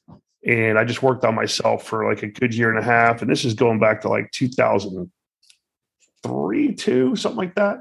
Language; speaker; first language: English; native; English